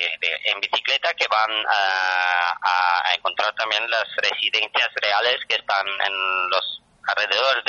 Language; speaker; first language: Spanish; non-native, fluent; Italian